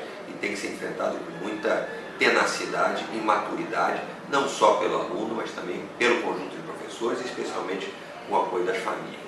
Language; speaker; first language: Portuguese; native; Portuguese